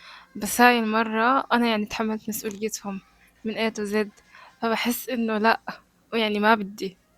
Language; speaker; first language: Arabic; native; Arabic